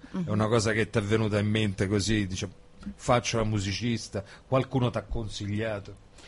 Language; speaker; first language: Italian; native; Italian